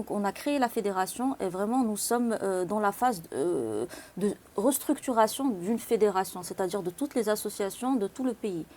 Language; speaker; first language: French; non-native, local second language; Arabic